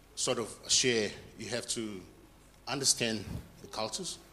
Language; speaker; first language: English; non-native, fluent; Fijian